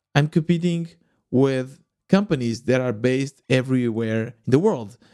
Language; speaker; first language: English; non-native, fluent; Portuguese